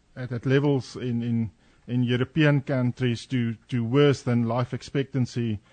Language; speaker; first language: English; non-native, local second language; Afrikaans